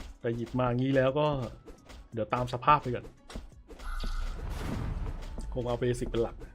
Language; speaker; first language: Thai; native; Thai